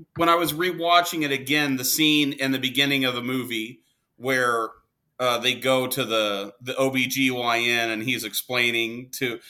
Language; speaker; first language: English; native; English